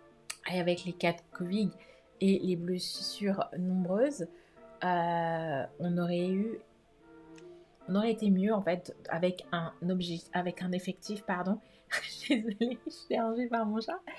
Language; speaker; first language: French; native; French